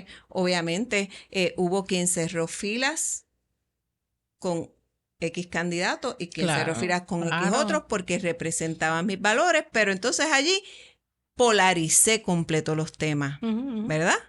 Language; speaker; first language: Spanish; native; Spanish